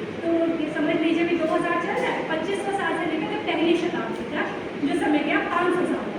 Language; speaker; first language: Hindi; native; Hindi